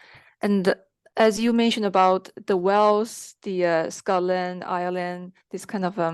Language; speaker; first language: English; non-native, fluent; Chinese